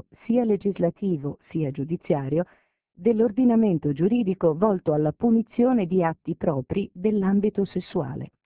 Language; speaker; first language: Italian; native; Italian